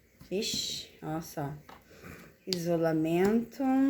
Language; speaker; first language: Portuguese; native; Portuguese